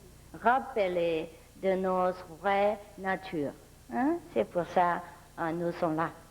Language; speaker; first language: French; non-native, fluent; Vietnamese